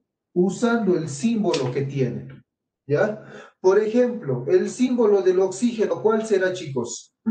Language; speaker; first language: Spanish; native; Spanish